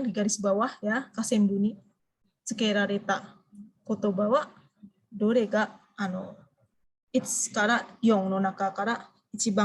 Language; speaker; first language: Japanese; non-native, fluent; Indonesian